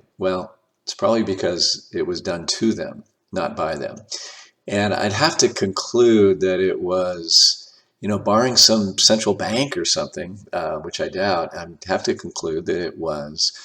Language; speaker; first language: English; native; English